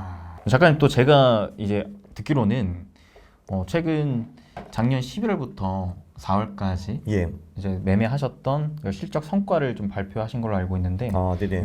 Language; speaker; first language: Korean; native; Korean